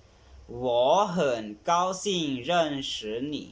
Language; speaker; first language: Chinese; non-native, learner; Lao